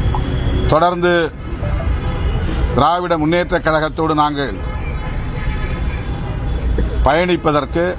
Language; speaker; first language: Tamil; native; Tamil